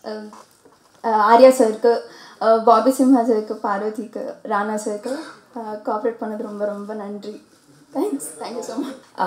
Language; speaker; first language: Tamil; non-native, fluent; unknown